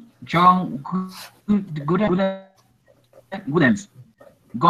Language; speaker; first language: English; non-native, learner; Spanish